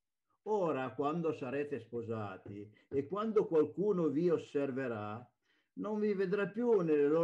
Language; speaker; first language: Italian; native; Italian